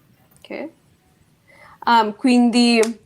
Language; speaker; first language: Italian; non-native, fluent; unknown